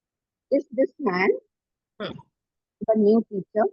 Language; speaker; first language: English; non-native, learner; Urdu